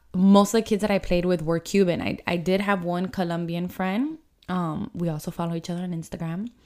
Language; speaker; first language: English; early bilingual, other home language; Spanish